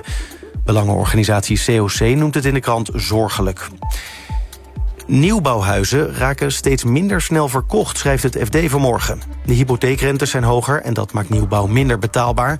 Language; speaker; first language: Dutch; native; Dutch